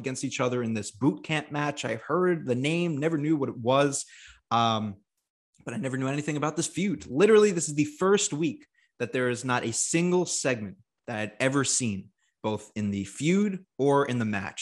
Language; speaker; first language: English; native; English